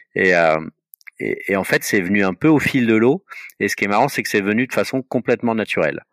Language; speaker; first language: French; native; French